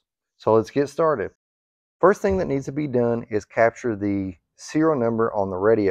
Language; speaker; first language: English; native; English